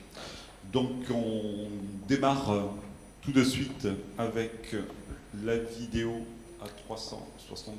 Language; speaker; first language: French; native; French